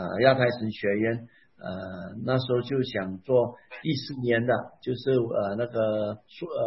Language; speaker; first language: Chinese; non-native, local second language; Hakka Chinese